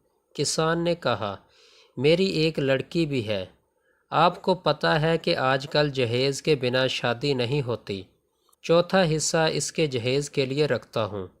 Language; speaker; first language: Urdu; native; Urdu